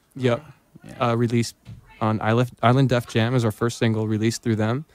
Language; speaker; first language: English; native; English